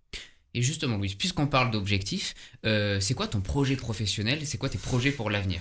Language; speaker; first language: French; native; French